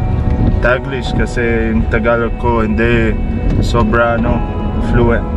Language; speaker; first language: Filipino; non-native, learner; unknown